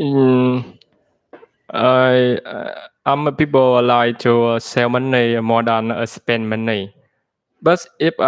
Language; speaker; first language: English; non-native, learner; Vietnamese